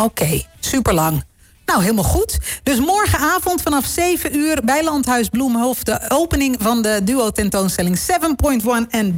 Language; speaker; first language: Dutch; native; Dutch